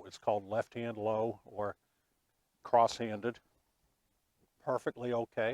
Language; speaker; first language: English; native; English